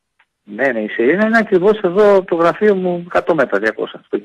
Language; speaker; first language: Greek; native; Greek